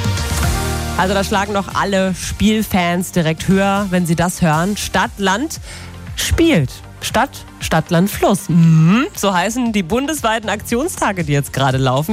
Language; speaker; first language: German; native; German